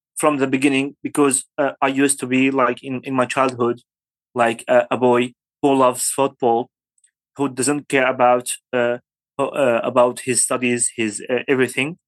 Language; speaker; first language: English; non-native, fluent; Arabic